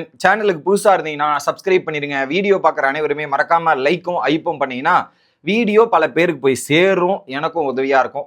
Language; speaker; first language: Tamil; native; Tamil